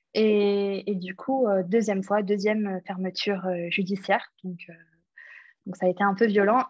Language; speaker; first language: French; early bilingual, other home language; English